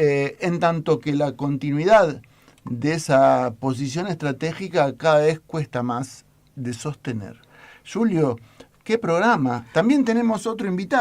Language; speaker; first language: Spanish; native; Spanish